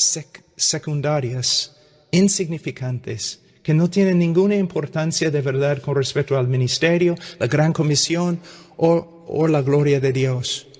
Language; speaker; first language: Spanish; non-native, fluent; English